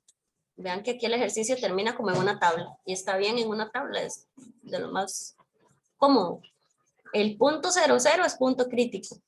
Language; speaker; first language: Spanish; native; Spanish